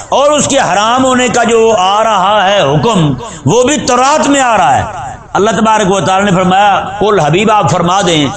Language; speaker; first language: Urdu; non-native, local second language; Punjabi